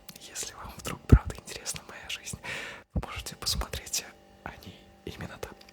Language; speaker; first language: Russian; native; Russian